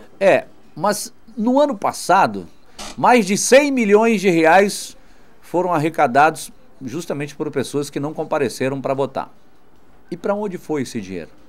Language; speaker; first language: Portuguese; native; Portuguese